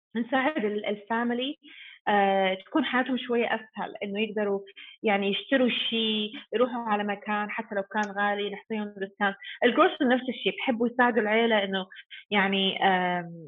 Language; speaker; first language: Arabic; non-native, fluent; English